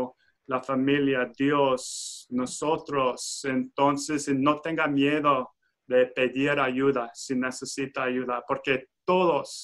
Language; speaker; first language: Spanish; non-native, fluent; English